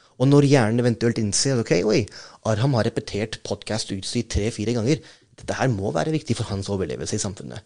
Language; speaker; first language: Norwegian; non-native, fluent; Urdu